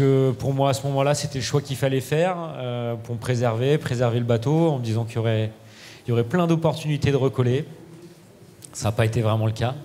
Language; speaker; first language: French; native; French